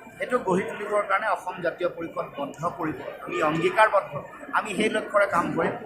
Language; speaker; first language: Assamese; native; Assamese